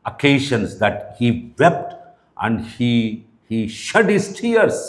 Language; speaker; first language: English; non-native, local second language; Telugu